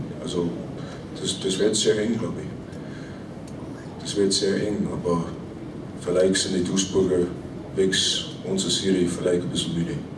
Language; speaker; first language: German; non-native, fluent; English